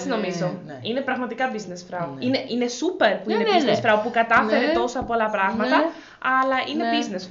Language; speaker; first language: Greek; native; Greek